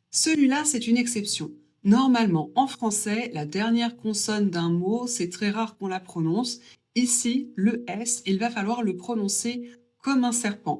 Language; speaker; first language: French; native; French